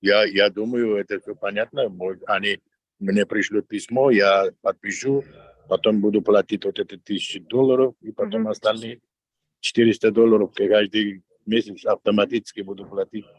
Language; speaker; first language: Russian; non-native, local second language; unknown